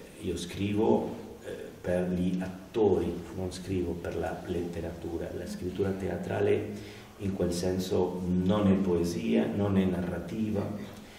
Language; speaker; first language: Italian; non-native, learner; Spanish